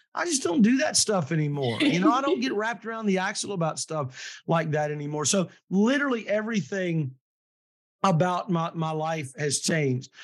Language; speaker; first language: English; native; English